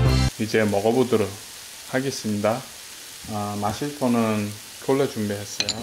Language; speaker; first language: Korean; non-native, learner; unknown